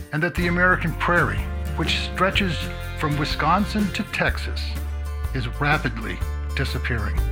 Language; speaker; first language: English; native; English